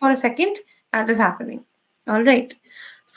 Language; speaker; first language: English; non-native, local second language; Bangla